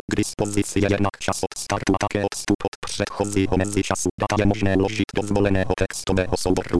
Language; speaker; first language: Czech; native; Czech